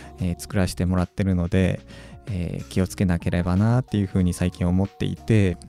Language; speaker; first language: Japanese; native; Japanese